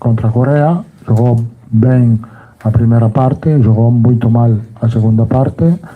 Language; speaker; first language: Portuguese; non-native, fluent; Italian